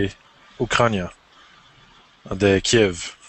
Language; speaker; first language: Spanish; non-native, learner; English